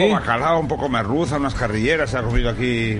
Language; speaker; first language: Spanish; native; Spanish